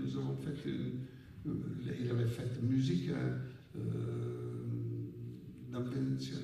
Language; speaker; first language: French; non-native, fluent; Italian